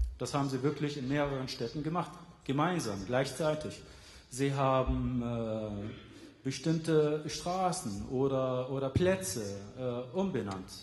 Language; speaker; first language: German; non-native, fluent; Arabic